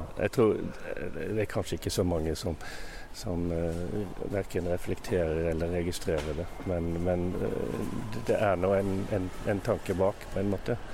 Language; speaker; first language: Norwegian; native; Norwegian